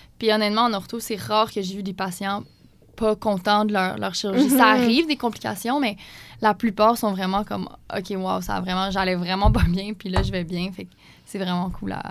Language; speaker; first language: French; native; French